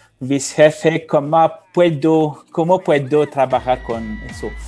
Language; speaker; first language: Spanish; non-native, learner; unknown